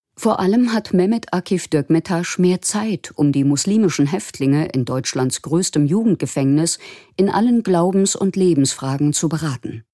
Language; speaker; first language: German; native; German